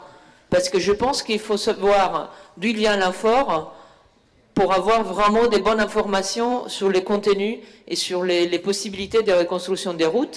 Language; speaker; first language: French; non-native, fluent; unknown